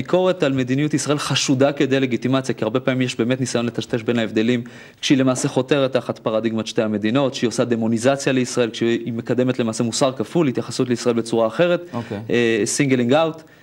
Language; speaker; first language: Hebrew; native; Hebrew